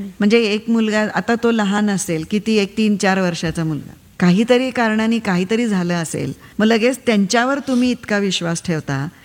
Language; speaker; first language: Marathi; non-native, local second language; Kannada